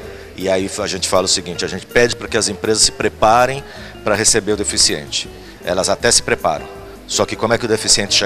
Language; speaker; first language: Portuguese; native; Portuguese